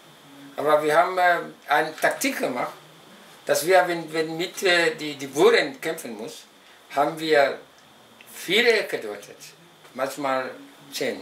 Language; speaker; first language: German; non-native, local second language; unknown